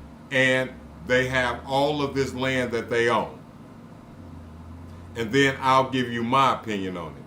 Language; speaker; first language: English; native; English